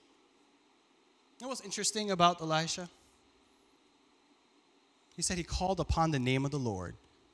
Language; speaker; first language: English; early bilingual, other home language; Persian